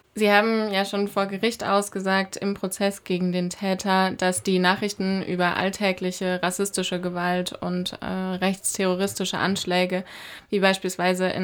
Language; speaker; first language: German; native; German